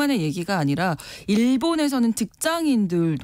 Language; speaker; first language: Korean; native; Korean